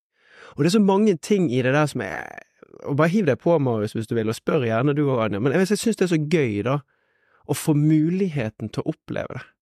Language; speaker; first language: Norwegian; native; Norwegian